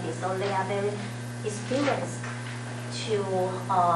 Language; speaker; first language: English; non-native, learner; Chinese